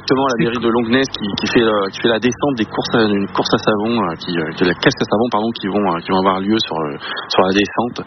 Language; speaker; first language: French; native; French